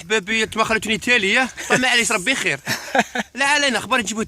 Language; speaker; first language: Arabic; native; Arabic